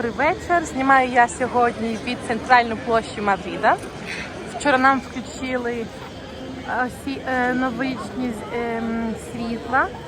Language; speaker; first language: Ukrainian; early bilingual, heritage; Ukrainian